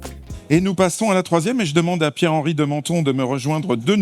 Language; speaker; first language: French; native; French